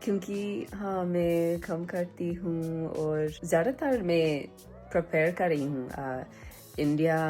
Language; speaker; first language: Hindi; non-native, learner; English